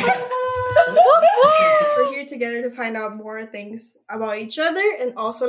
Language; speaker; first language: English; non-native, local second language; Aklanon